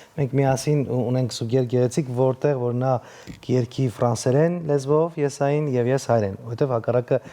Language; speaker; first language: Armenian; native; Armenian